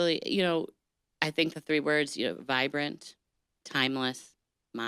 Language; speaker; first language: English; native; English